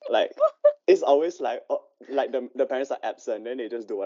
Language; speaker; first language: English; non-native, local second language; Cantonese